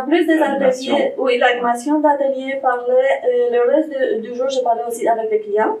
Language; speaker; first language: French; non-native, fluent; Romanian